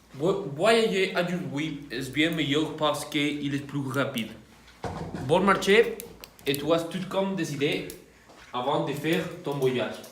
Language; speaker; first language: French; non-native, learner; Spanish